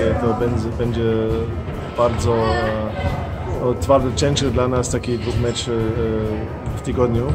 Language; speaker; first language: Polish; non-native, fluent; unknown